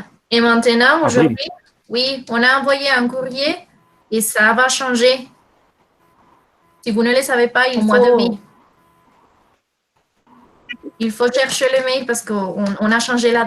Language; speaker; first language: French; non-native, fluent; Spanish